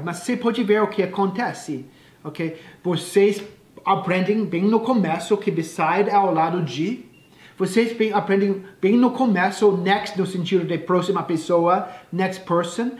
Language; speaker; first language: Portuguese; non-native, fluent; English